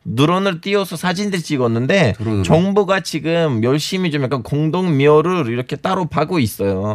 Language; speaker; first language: Korean; non-native, fluent; Turkish